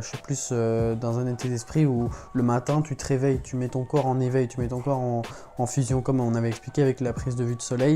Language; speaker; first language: French; native; French